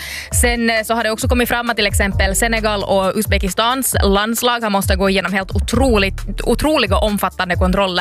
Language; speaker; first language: Swedish; native; Swedish